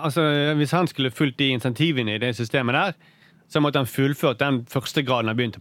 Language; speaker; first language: Norwegian; native; Norwegian